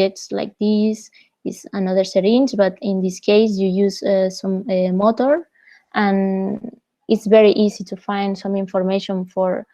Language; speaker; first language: English; non-native, fluent; Spanish